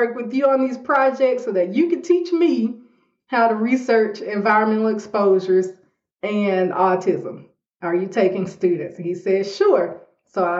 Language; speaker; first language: English; native; English